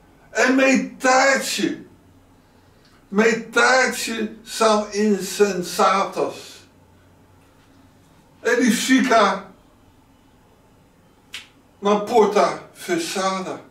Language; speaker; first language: Portuguese; non-native, learner; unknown